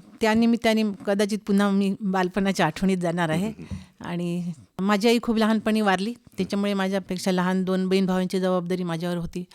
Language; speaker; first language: Marathi; non-native, local second language; Hindi